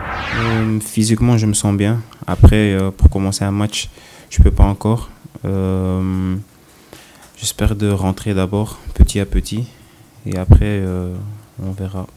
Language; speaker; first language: French; non-native, local second language; Dutch